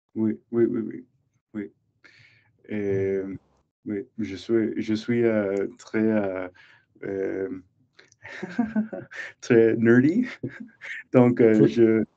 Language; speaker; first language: French; non-native, learner; English